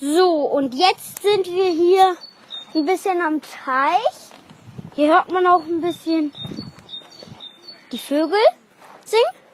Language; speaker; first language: German; native; German